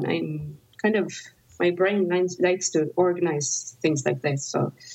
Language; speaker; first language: English; non-native, fluent; Norwegian